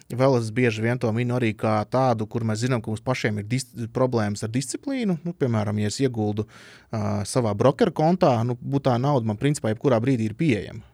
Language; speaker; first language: Latvian; non-native, local second language; Russian